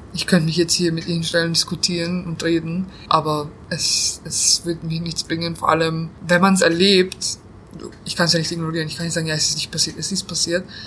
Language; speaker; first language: German; early bilingual, other home language; Bosnian